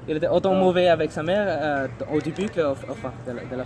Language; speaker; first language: French; non-native, learner; English